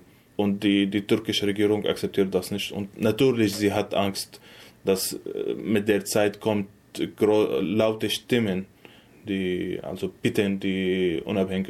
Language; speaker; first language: German; non-native, learner; Arabic